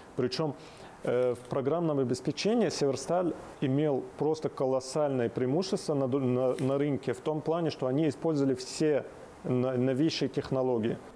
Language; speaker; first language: Russian; non-native, fluent; Arabic